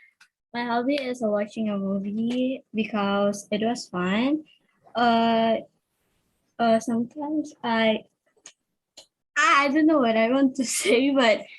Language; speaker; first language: English; non-native, learner; Indonesian